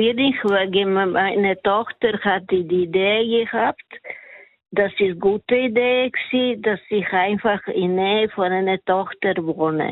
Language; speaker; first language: German; non-native, learner; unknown